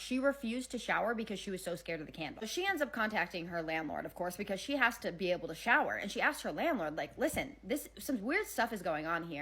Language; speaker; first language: English; native; English